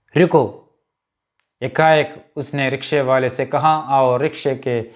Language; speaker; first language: Hindi; non-native, local second language; Malayalam